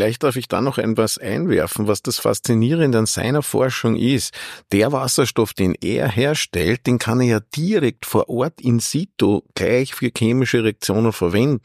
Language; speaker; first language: German; native; German